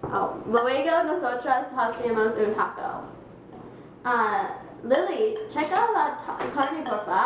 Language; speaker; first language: Spanish; non-native, learner; English